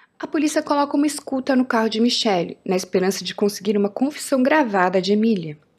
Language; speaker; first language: Portuguese; native; Portuguese